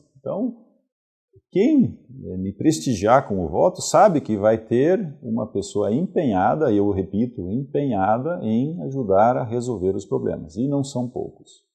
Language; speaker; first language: Portuguese; non-native, local second language; Venetian